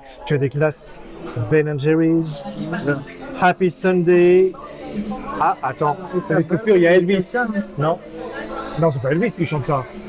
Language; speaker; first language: French; native; French